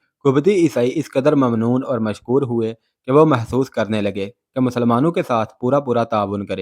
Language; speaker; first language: Urdu; native; Urdu